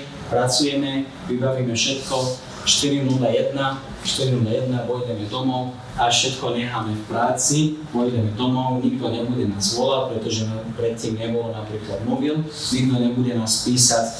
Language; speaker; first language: Slovak; non-native, fluent; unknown